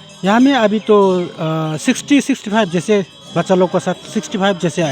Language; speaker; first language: Hindi; non-native, learner; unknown